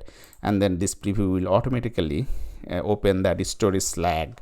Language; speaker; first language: English; non-native, fluent; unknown